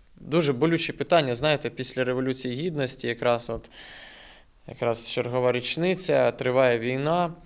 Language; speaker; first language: Ukrainian; non-native, local second language; Russian